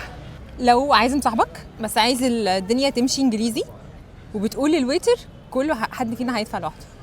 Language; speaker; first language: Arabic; native; Arabic